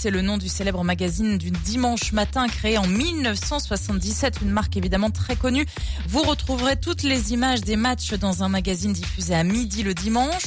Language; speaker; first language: French; native; French